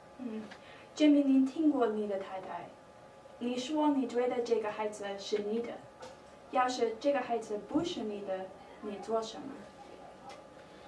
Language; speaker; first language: Chinese; non-native, learner; English